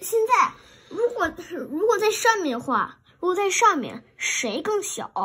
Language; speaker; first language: Chinese; early bilingual, heritage; Chinese